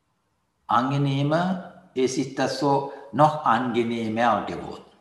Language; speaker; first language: German; non-native, learner; Sinhala